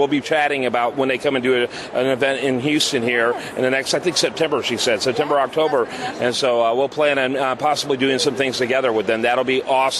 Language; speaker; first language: English; native; English